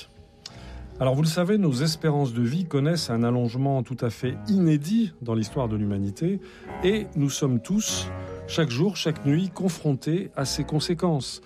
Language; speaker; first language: French; native; French